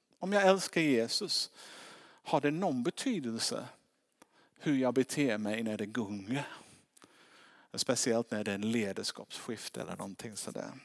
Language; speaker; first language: Swedish; non-native, fluent; English